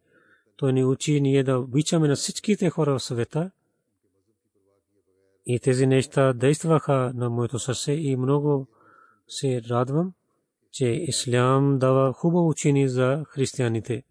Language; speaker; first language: Bulgarian; non-native, learner; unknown